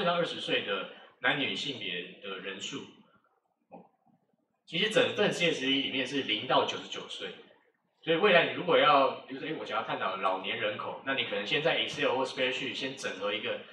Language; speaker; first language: Chinese; native; Chinese